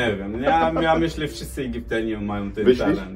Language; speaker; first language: Polish; non-native, learner; Arabic